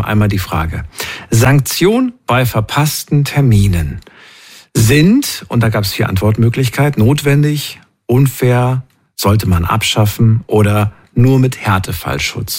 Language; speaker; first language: German; native; German